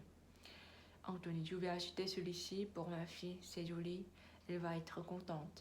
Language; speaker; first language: French; non-native, learner; Korean